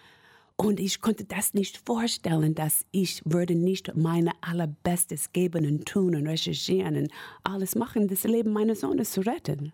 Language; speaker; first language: German; non-native, fluent; English